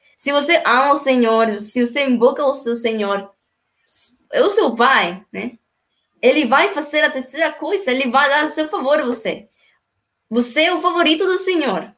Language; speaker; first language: Portuguese; non-native, learner; Spanish